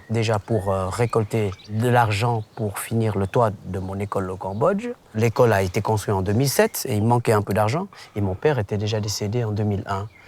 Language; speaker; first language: French; early bilingual, other home language; Khmer